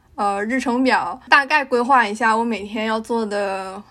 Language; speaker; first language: Chinese; native; Chinese